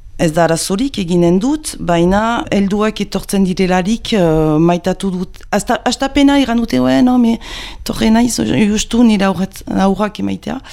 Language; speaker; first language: Basque; non-native, local second language; French